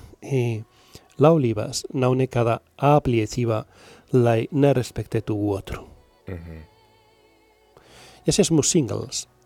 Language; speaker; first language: Latvian; non-native, learner; Spanish